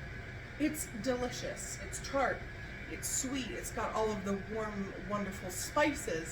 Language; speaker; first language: English; native; English